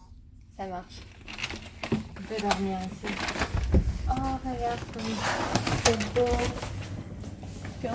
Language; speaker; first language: French; non-native, fluent; Dutch